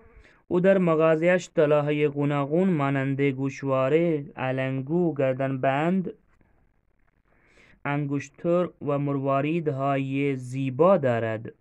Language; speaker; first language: Persian; non-native, fluent; Urdu